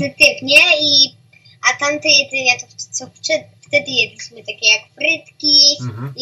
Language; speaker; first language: Polish; early bilingual, heritage; Polish